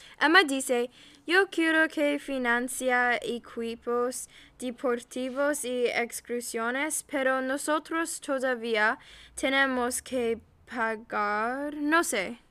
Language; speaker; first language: Spanish; non-native, learner; English